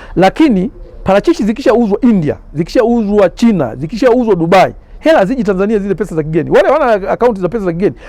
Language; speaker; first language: Swahili; native; Swahili